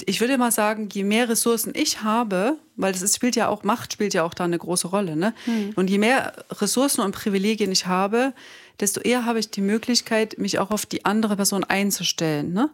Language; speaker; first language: German; native; German